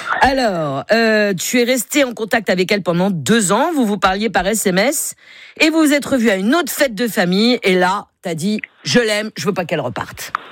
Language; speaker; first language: French; native; French